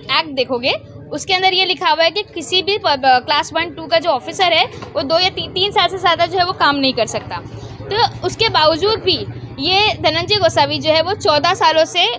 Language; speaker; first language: Hindi; native; Hindi